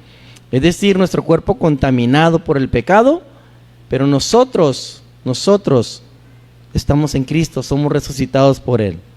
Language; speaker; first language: Spanish; native; Spanish